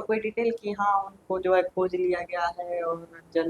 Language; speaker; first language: Hindi; native; Hindi